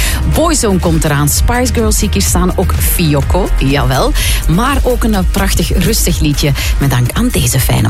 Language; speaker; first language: Dutch; native; Dutch